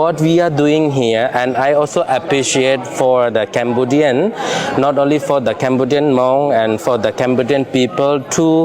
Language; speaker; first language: English; non-native, fluent; Lao